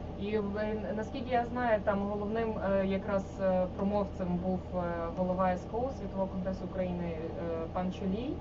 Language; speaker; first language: Ukrainian; native; Ukrainian